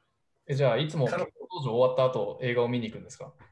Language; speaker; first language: Japanese; native; Japanese